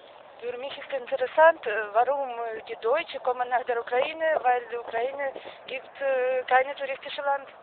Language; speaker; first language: German; non-native, learner; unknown